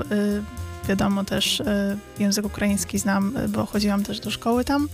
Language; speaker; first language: Polish; early bilingual, heritage; Polish